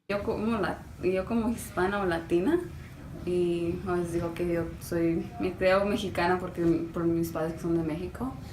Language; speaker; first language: Spanish; early bilingual, heritage; Spanish